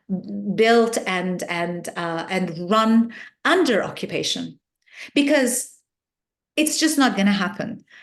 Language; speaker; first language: English; non-native, fluent; Arabic